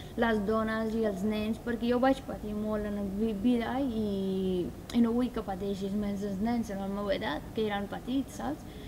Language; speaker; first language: Catalan; non-native, learner; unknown